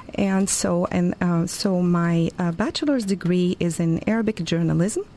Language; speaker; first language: English; non-native, fluent; Arabic